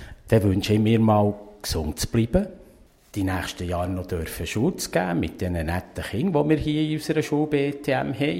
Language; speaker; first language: German; native; German